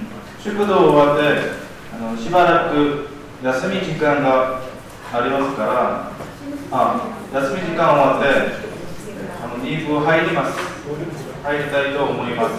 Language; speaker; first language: Japanese; non-native, learner; Korean